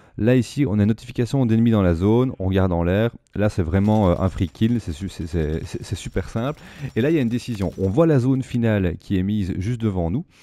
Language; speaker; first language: French; native; French